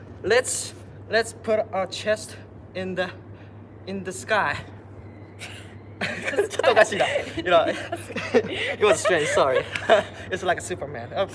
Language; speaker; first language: English; non-native, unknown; Japanese